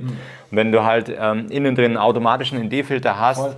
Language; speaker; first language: German; native; German